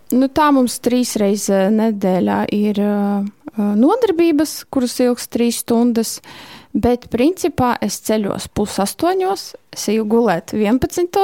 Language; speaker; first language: Latvian; non-native, local second language; Russian